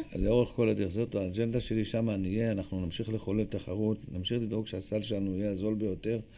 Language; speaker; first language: Hebrew; native; Hebrew